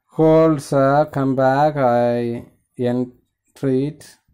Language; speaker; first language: English; non-native, local second language; Tamil